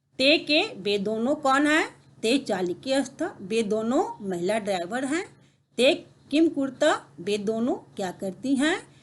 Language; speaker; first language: Hindi; native; Hindi